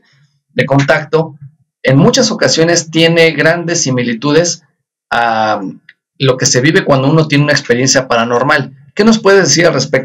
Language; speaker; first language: Spanish; native; Spanish